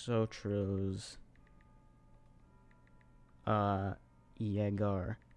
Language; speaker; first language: Spanish; non-native, learner; English